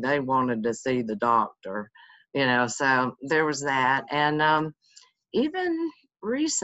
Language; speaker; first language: English; native; English